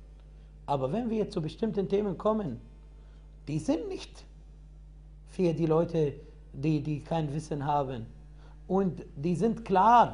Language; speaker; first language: German; non-native, fluent; Arabic